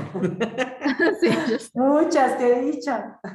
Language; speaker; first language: Spanish; native; Spanish